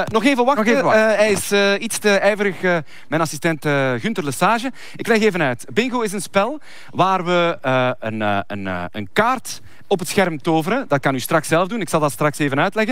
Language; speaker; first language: Dutch; native; Dutch